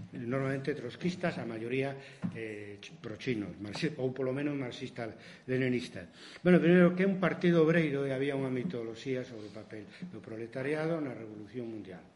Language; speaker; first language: Galician; non-native, local second language; Spanish